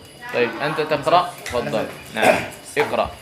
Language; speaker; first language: Arabic; non-native, fluent; Indonesian